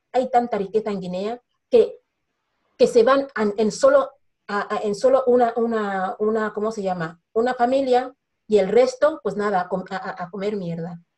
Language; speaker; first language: Spanish; non-native, local second language; Fang